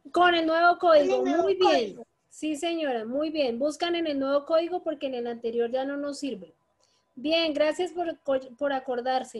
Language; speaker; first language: Spanish; native; Spanish